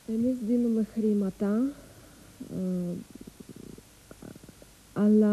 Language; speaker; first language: Greek; non-native, learner; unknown